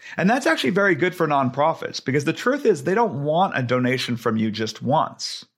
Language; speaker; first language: English; native; English